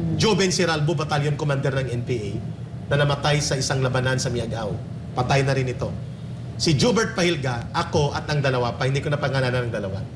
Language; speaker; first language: Filipino; non-native, local second language; Hiligaynon